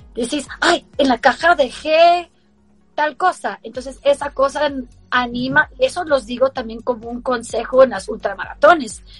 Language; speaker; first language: Spanish; early bilingual, heritage; Spanish